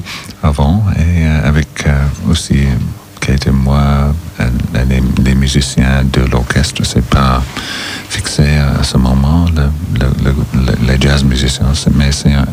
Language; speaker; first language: French; non-native, learner; English